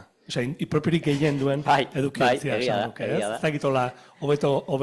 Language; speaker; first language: Basque; native; Basque